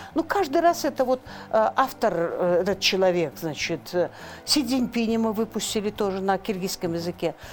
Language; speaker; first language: Russian; non-native, local second language; Kyrgyz